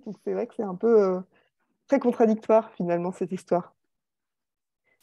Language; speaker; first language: French; native; French